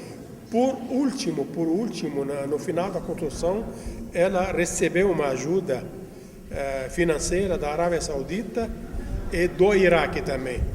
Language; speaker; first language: Portuguese; non-native, fluent; Arabic